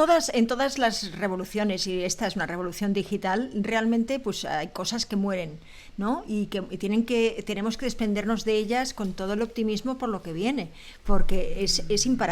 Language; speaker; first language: Spanish; native; Spanish